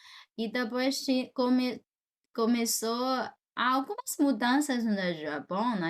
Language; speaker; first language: Portuguese; non-native, fluent; Chinese